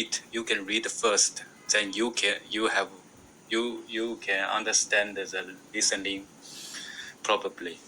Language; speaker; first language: English; non-native, learner; Chinese